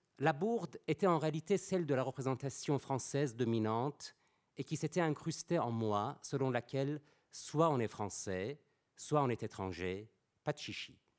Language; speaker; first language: French; non-native, fluent; Persian